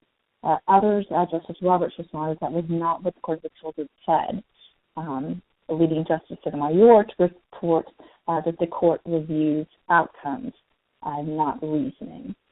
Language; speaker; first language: English; native; English